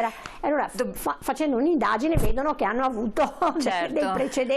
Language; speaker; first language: Italian; native; Italian